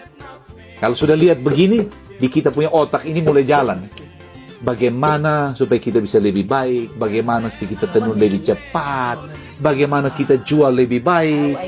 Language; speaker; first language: Indonesian; non-native, local second language; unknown